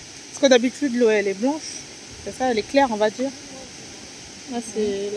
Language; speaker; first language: French; native; French